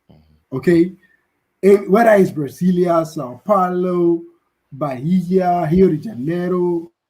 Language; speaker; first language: Portuguese; non-native, learner; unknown